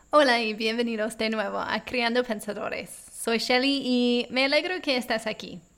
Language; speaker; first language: Spanish; non-native, fluent; English